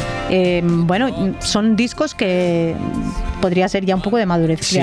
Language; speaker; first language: Spanish; native; Spanish